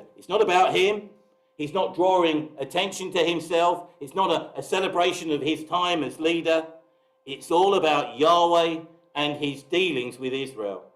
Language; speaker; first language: English; native; English